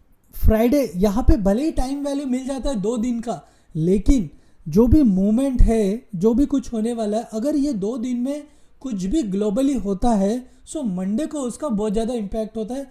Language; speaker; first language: Hindi; native; Hindi